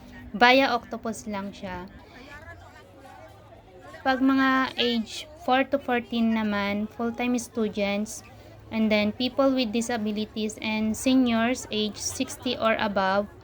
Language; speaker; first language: Filipino; native; Filipino